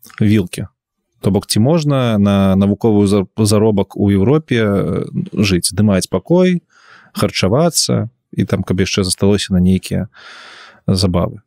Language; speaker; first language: Belarusian; non-native, local second language; Russian